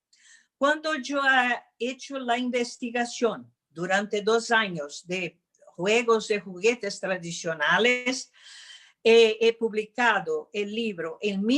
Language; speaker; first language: Spanish; non-native, fluent; Portuguese